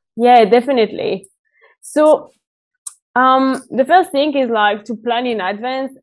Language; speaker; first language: English; non-native, fluent; French